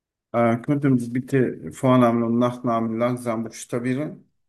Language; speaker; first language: German; non-native, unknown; Turkish